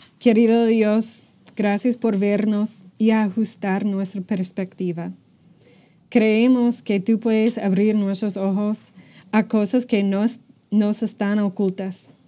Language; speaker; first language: Spanish; non-native, fluent; English